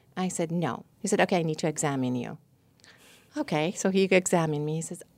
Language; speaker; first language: English; non-native, fluent; Persian